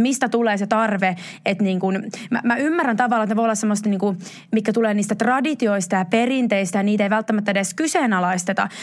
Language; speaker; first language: Finnish; native; Finnish